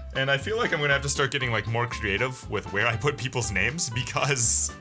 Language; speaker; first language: English; native; English